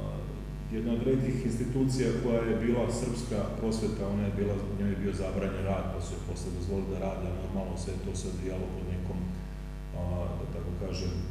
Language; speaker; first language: Serbian; native; Serbian